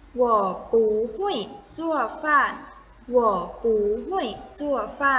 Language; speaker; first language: Chinese; non-native, fluent; Thai